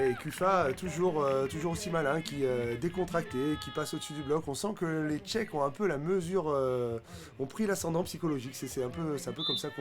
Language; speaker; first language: French; native; French